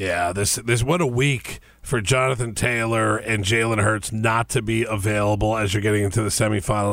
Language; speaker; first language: English; native; English